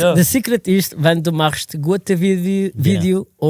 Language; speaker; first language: German; non-native, learner; Portuguese